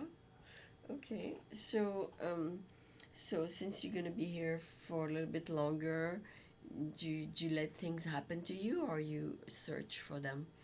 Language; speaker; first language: English; non-native, fluent; French